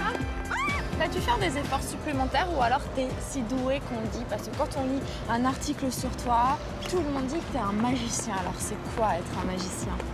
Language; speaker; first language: French; native; French